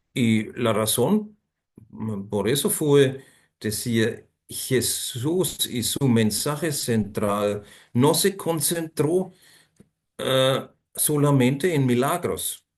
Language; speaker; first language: Spanish; non-native, fluent; German